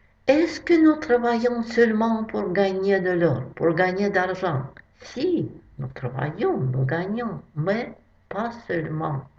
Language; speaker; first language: French; non-native, fluent; Russian